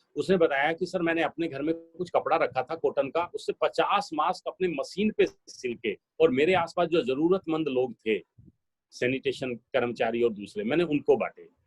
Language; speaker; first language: Hindi; native; Hindi